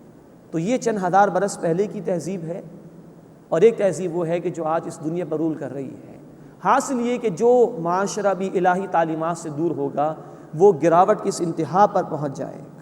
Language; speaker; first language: Urdu; native; Urdu